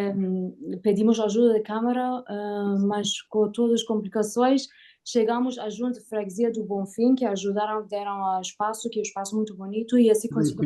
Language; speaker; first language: Portuguese; non-native, learner; Persian